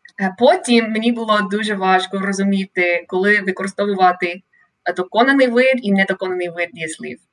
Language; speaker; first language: Ukrainian; non-native, fluent; English